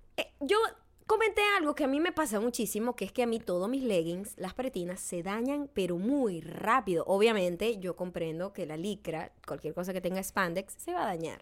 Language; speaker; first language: Spanish; native; Spanish